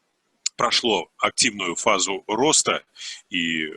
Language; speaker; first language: Russian; native; Russian